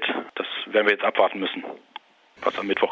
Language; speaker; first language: German; native; German